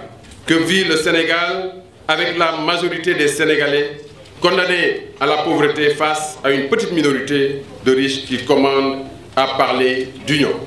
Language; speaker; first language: French; non-native, local second language; Wolof